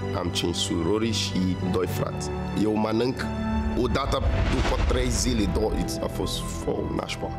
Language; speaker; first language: Romanian; non-native, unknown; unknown